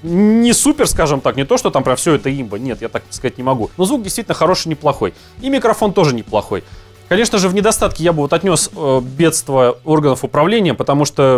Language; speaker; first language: Russian; native; Russian